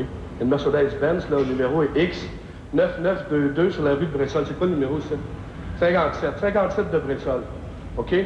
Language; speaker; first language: French; native; French